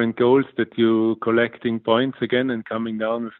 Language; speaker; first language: English; non-native, fluent; German